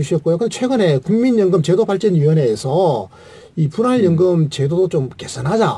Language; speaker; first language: Korean; native; Korean